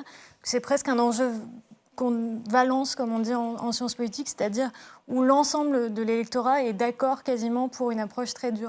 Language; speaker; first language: French; native; French